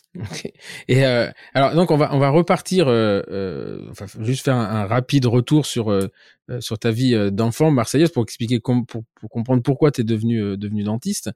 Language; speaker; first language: French; native; French